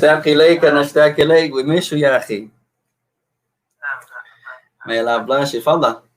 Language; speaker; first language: Arabic; non-native, fluent; English